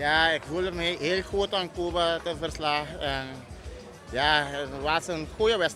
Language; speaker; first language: Dutch; non-native, local second language; Papiamento